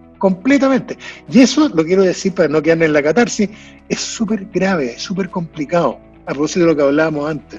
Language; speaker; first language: Spanish; native; Spanish